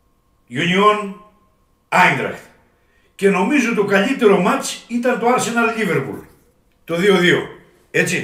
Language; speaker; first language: Greek; native; Greek